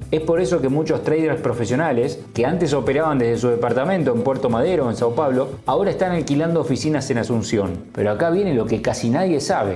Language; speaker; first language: Spanish; native; Spanish